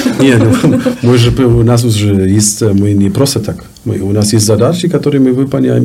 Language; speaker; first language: Russian; non-native, learner; German